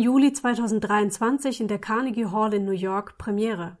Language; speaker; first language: German; native; German